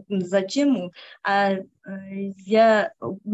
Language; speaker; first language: Russian; non-native, local second language; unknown